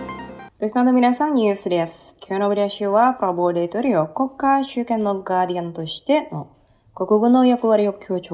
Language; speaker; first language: Japanese; non-native, fluent; Indonesian